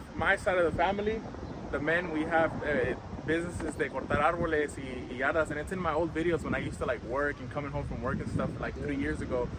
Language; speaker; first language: English; early bilingual, other home language; Spanish